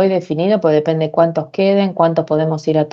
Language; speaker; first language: Spanish; native; Spanish